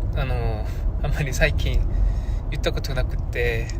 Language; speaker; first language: Japanese; non-native, fluent; Korean